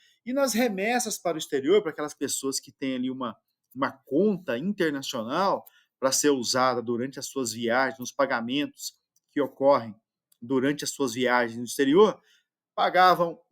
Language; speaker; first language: Portuguese; native; Portuguese